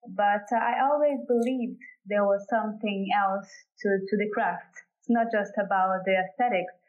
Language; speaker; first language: English; non-native, fluent; Portuguese